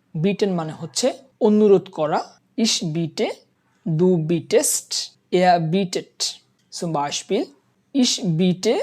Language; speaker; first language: German; non-native, fluent; Bangla